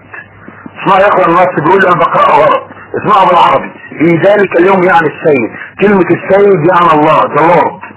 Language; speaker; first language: Arabic; native; Arabic